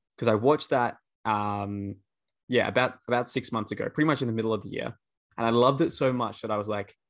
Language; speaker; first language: English; native; English